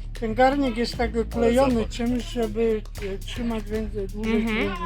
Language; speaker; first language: Polish; non-native, learner; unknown